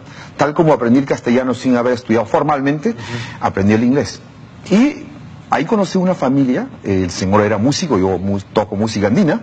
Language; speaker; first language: Spanish; non-native, local second language; Shipibo-Conibo